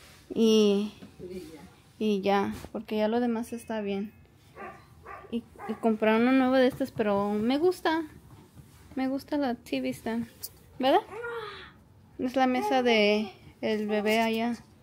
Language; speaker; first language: Spanish; early bilingual, heritage; Spanish